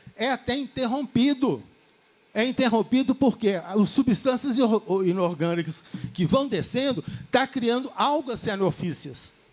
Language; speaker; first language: Portuguese; native; Portuguese